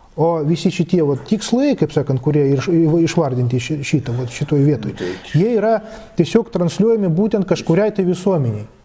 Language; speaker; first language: Lithuanian; non-native, local second language; Russian